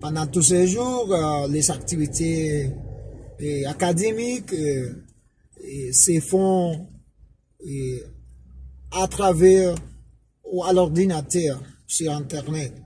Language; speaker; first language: French; non-native, fluent; Spanish